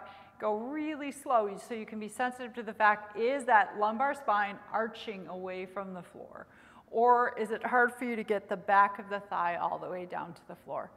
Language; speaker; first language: English; native; English